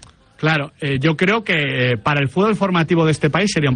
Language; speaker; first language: Spanish; native; Spanish